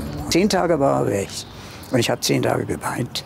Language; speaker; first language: German; early bilingual, heritage; German